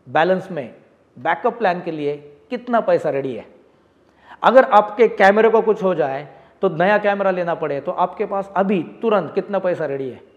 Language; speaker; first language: Hindi; non-native, local second language; Marathi